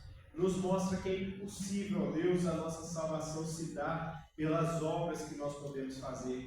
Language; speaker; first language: Portuguese; native; Portuguese